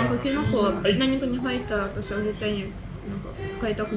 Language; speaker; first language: Japanese; non-native, fluent; Russian